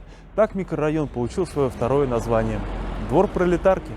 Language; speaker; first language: Russian; native; Russian